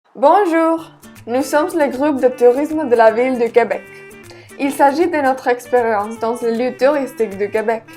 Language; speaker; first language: French; non-native, learner; Spanish